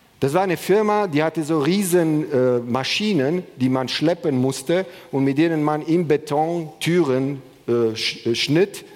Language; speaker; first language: German; non-native, fluent; Romanian